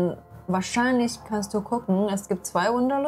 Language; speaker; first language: German; non-native, learner; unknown